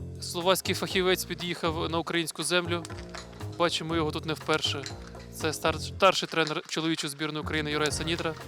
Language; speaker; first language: Ukrainian; native; Ukrainian